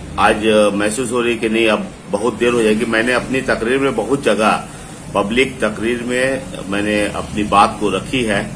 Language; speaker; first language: Hindi; non-native, local second language; Urdu